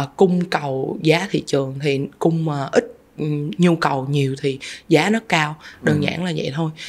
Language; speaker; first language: Vietnamese; native; Vietnamese